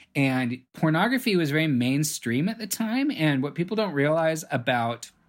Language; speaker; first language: English; native; English